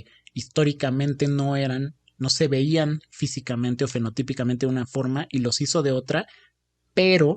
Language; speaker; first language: Spanish; native; Spanish